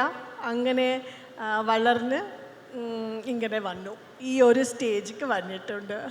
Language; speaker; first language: Malayalam; non-native, fluent; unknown